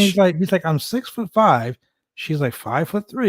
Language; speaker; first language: English; native; English